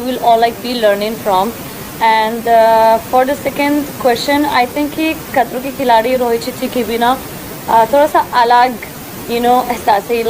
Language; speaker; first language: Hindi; non-native, learner; Arabic